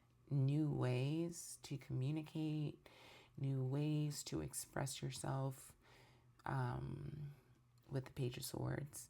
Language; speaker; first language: English; native; English